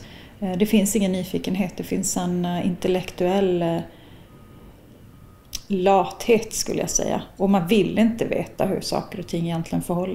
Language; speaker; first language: Swedish; native; Swedish